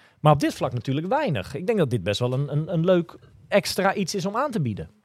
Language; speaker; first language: Dutch; native; Dutch